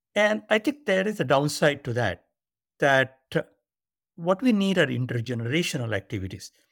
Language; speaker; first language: English; non-native, local second language; Marathi